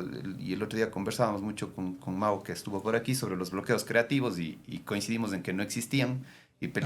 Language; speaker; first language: Spanish; native; Spanish